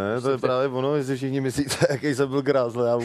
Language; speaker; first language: Czech; native; Czech